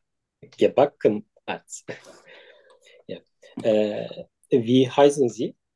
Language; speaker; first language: German; non-native, learner; Turkish